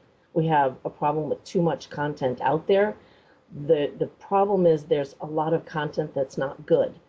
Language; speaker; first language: English; native; English